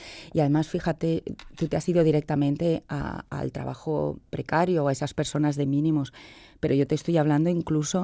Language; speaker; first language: Spanish; native; Spanish